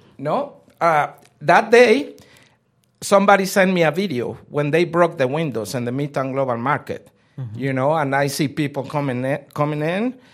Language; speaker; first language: English; non-native, fluent; Spanish